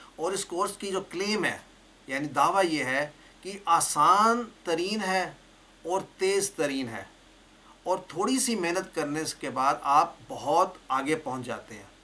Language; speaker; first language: Urdu; native; Urdu